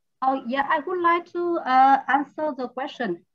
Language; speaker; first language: English; non-native, learner; Vietnamese